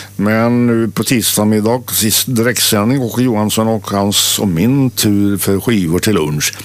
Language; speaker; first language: Swedish; native; Swedish